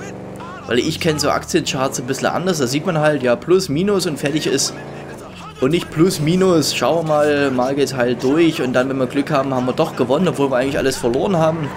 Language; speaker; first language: German; native; German